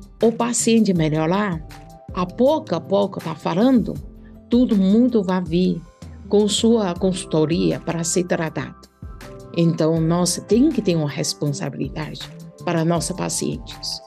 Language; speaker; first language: Portuguese; non-native, learner; Chinese